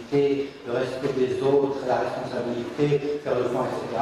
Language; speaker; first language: French; non-native, local second language; Arabic